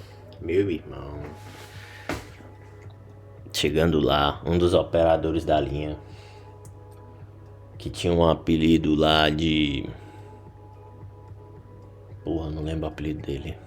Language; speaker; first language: Portuguese; native; Portuguese